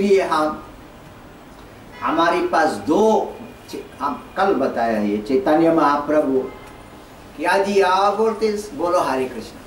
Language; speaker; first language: Hindi; non-native, learner; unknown